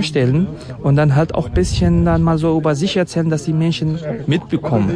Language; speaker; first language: German; non-native, fluent; Kurdish